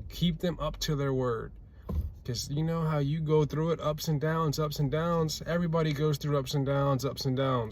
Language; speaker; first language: English; native; English